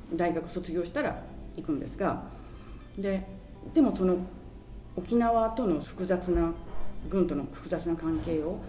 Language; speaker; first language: Japanese; native; Japanese